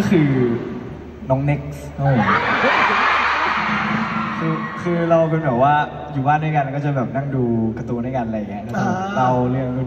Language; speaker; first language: Thai; native; Thai